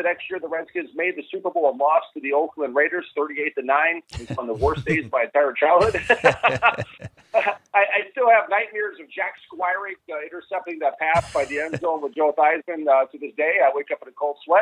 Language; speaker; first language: English; native; English